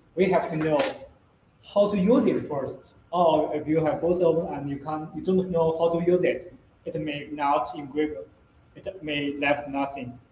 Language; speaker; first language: English; non-native, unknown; Chinese